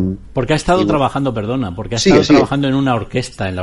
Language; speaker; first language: Spanish; native; Spanish